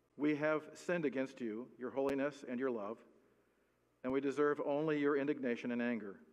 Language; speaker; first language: English; native; English